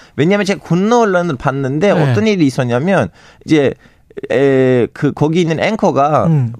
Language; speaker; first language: Korean; non-native, fluent; Turkish